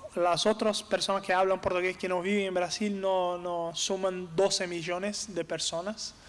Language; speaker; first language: Spanish; non-native, learner; Portuguese